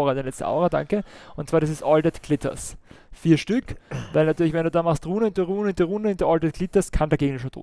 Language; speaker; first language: German; native; German